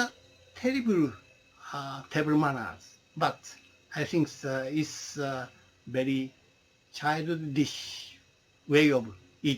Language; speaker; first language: English; non-native, learner; Japanese